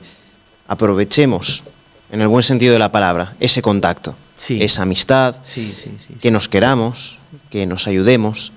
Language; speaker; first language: Spanish; native; Spanish